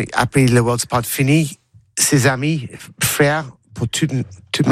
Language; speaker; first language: French; non-native, learner; English